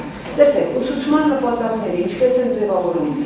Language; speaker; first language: German; non-native, fluent; Armenian